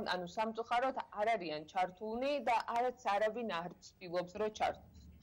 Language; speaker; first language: Georgian; non-native, local second language; Azerbaijani